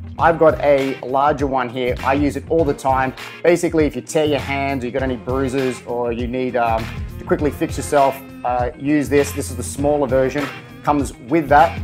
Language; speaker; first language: English; native; English